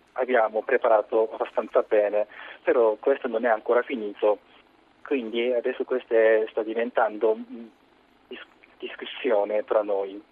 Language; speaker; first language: Italian; non-native, learner; Japanese